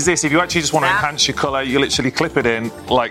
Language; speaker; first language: English; native; English